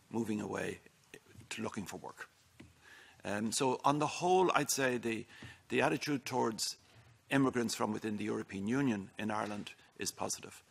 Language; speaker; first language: English; native; English